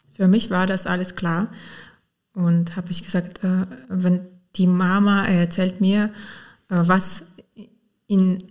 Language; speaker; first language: German; non-native, fluent; Ukrainian